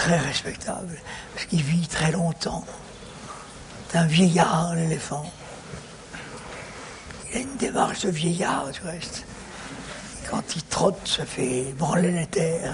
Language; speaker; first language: French; native; French